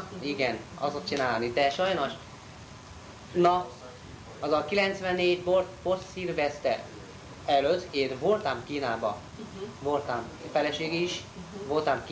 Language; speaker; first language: Hungarian; non-native, learner; Chinese